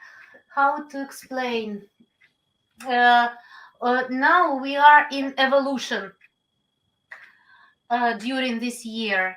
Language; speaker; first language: English; non-native, learner; Ukrainian